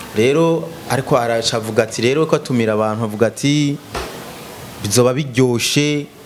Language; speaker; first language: Rundi; native; Rundi